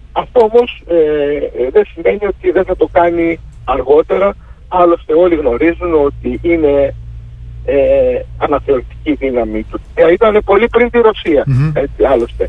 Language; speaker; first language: Greek; native; Greek